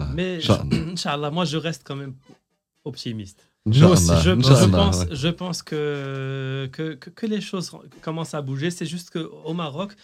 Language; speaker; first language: French; non-native, local second language; Arabic